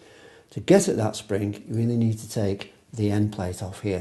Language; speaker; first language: English; native; English